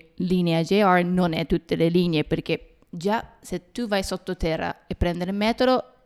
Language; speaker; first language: Italian; non-native, fluent; Japanese